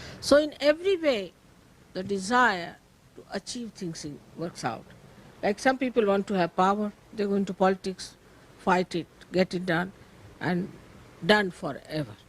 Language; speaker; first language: English; non-native, local second language; Marathi